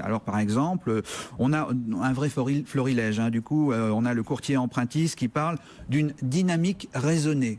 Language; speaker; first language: French; native; French